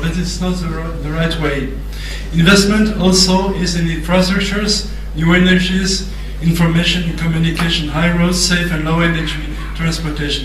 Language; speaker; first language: English; non-native, fluent; French